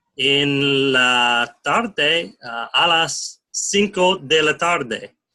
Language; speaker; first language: Spanish; non-native, learner; English